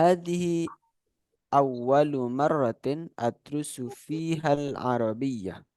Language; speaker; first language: Arabic; non-native, fluent; Indonesian